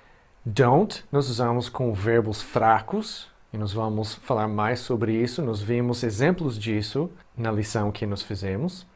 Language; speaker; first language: Portuguese; non-native, fluent; English